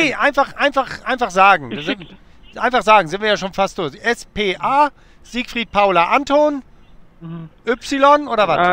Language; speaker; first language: German; native; German